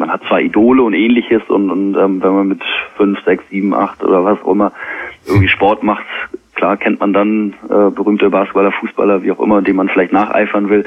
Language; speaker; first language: German; native; German